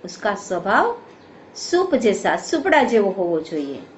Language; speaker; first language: Hindi; non-native, local second language; Gujarati